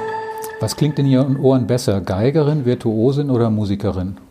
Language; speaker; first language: German; native; German